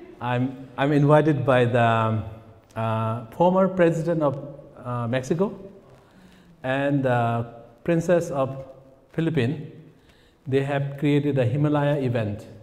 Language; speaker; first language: English; non-native, fluent; Tibetan